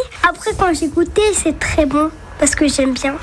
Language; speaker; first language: French; early bilingual, other home language; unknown